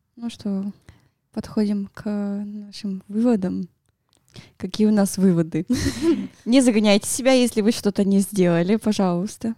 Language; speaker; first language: Russian; non-native, fluent; Spanish